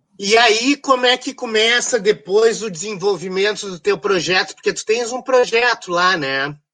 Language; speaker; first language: Portuguese; native; Portuguese